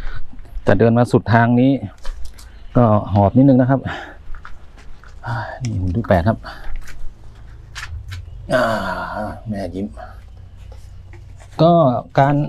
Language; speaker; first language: Thai; native; Thai